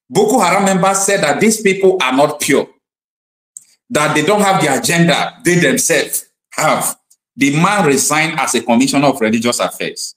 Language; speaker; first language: English; non-native, local second language; Igbo